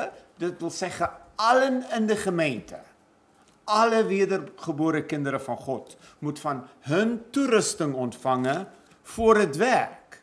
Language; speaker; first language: Dutch; non-native, fluent; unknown